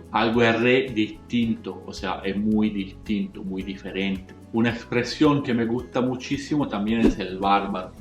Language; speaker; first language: Spanish; non-native, fluent; Italian